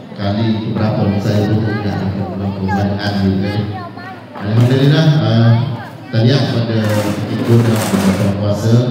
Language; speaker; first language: Malay; native; Malay